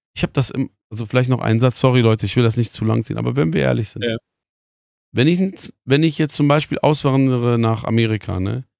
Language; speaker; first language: German; early bilingual, other home language; Persian